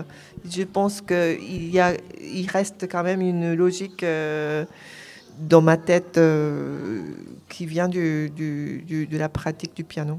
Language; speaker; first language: French; non-native, fluent; Japanese